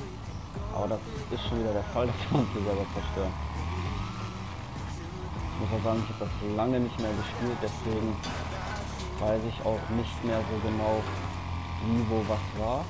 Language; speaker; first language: German; native; German